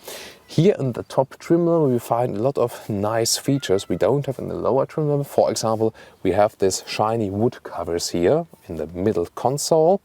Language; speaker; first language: English; non-native, fluent; German